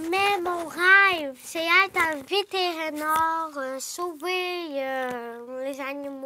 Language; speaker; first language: French; early bilingual, other home language; Ukrainian